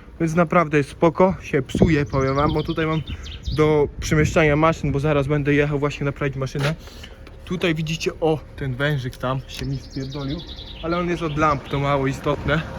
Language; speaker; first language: Polish; native; Polish